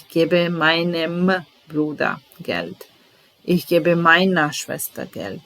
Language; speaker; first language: German; non-native, fluent; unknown